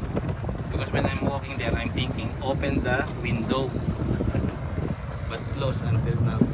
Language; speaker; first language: English; non-native, local second language; Filipino